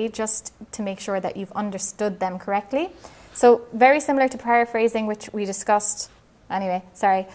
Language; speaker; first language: English; native; English